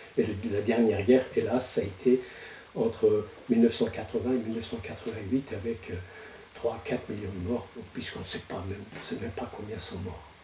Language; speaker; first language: French; non-native, fluent; Persian